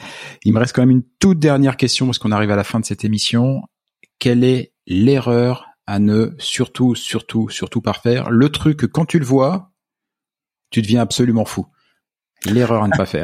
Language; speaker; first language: French; native; French